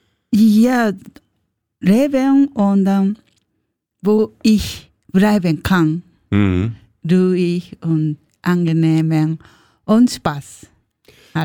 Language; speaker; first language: German; non-native, learner; Japanese